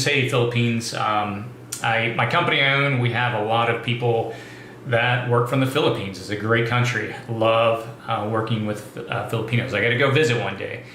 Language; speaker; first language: English; native; English